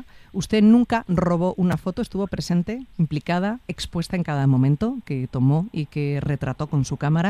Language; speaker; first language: Spanish; native; Spanish